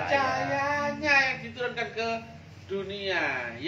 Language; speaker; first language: Indonesian; native; Indonesian